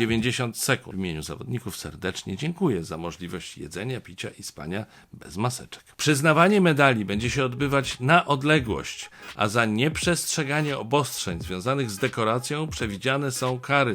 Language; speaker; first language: Polish; native; Polish